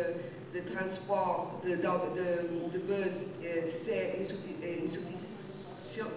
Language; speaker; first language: French; non-native, fluent; Portuguese